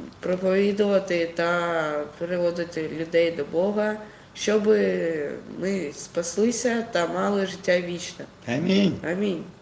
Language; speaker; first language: Ukrainian; non-native, local second language; Russian